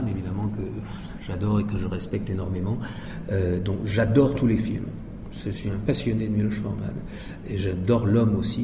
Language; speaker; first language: French; native; French